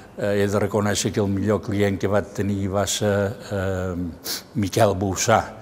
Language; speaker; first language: Catalan; native; Catalan